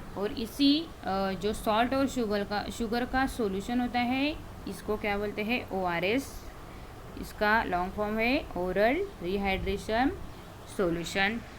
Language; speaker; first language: Hindi; non-native, local second language; Marathi